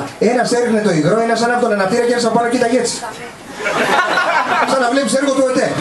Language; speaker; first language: Greek; native; Greek